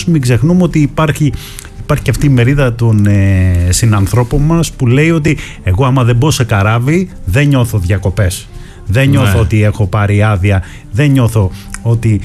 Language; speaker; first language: Greek; native; Greek